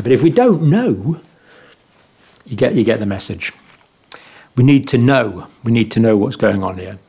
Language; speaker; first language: English; native; English